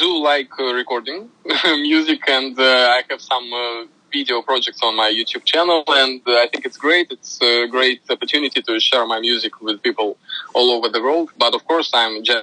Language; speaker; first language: English; non-native, fluent; Russian